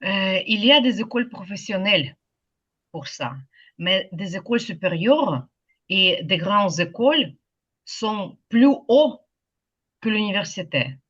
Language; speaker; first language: French; non-native, fluent; Ukrainian